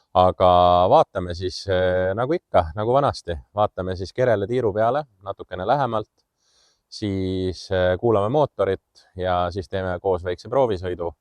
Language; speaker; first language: Estonian; native; Estonian